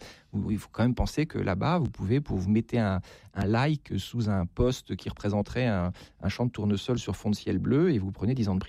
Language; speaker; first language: French; native; French